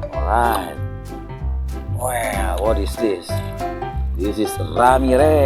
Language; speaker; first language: English; non-native, learner; Indonesian